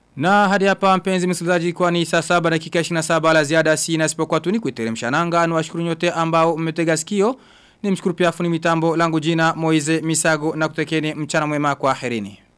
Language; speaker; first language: Swahili; non-native, local second language; Rundi